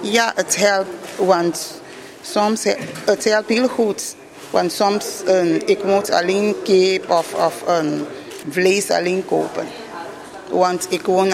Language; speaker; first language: Dutch; non-native, learner; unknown